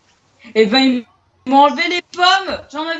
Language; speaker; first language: French; native; French